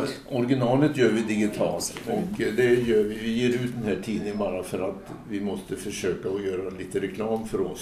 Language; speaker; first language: Swedish; native; Swedish